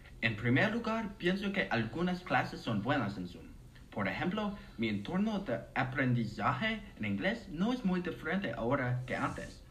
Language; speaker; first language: Spanish; non-native, learner; English